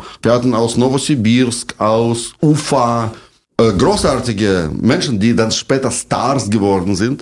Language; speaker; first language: German; non-native, fluent; Russian